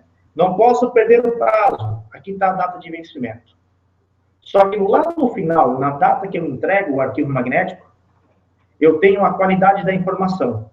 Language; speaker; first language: Portuguese; native; Portuguese